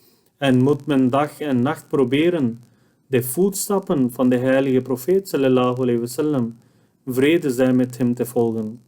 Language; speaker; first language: Dutch; non-native, fluent; Urdu